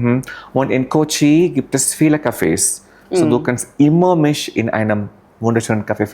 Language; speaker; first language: German; non-native, fluent; Malayalam